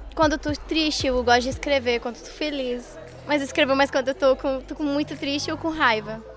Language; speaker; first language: Portuguese; non-native, fluent; Arabic